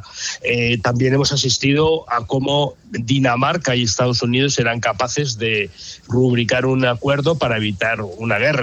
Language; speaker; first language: Spanish; native; Spanish